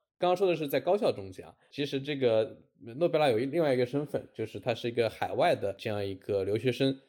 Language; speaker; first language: Chinese; native; Chinese